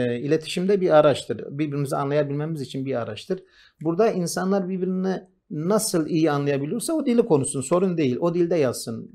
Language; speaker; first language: Turkish; non-native, local second language; Kurdish